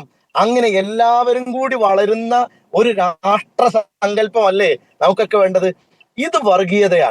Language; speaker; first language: Malayalam; native; Malayalam